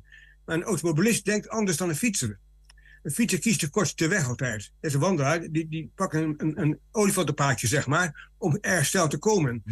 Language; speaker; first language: Dutch; native; Dutch